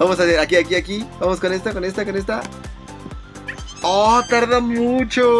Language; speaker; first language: Spanish; native; Spanish